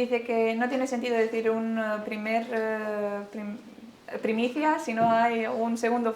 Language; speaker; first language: Spanish; non-native, fluent; Romanian